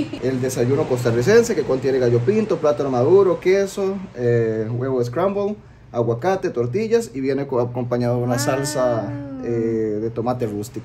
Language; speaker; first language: Spanish; native; Spanish